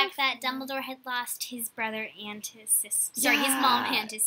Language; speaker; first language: English; native; English